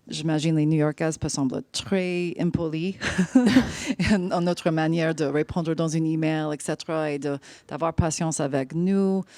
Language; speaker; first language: French; non-native, fluent; English